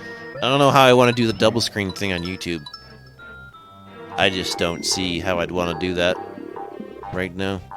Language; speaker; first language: English; native; English